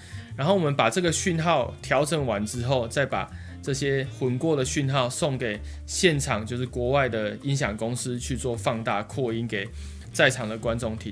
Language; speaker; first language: Chinese; native; Chinese